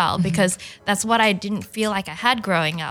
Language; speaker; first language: English; non-native, local second language; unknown